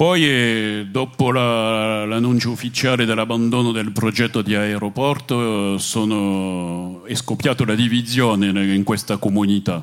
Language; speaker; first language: Italian; non-native, fluent; French